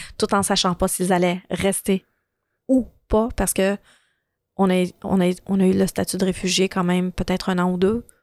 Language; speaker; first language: French; early bilingual, other home language; Arabic